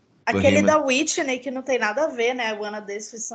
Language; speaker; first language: Portuguese; native; Portuguese